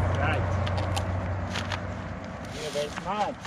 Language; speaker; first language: English; non-native, learner; Japanese